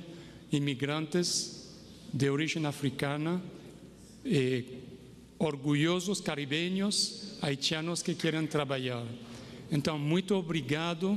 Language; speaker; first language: Portuguese; non-native, fluent; Haitian Creole